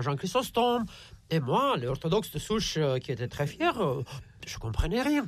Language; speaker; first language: French; non-native, fluent; Romanian